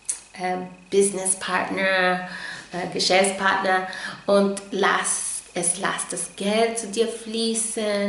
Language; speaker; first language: German; non-native, fluent; English